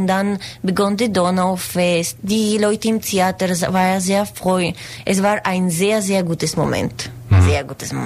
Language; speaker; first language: German; non-native, learner; Spanish